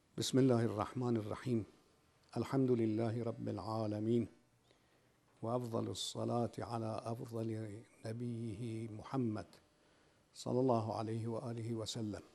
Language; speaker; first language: Arabic; non-native, fluent; Persian